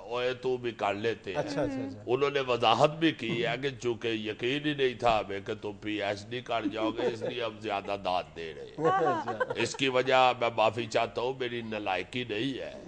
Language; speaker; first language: Urdu; native; Urdu